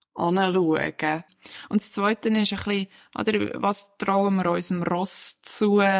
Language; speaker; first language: German; non-native, fluent; Danish